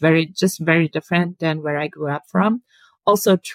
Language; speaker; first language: English; non-native, fluent; German